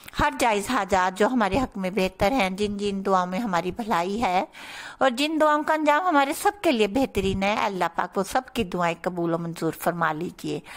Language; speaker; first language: Urdu; native; Urdu